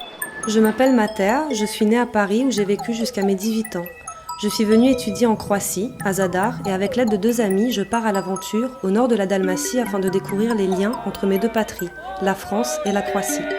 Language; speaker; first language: French; native; French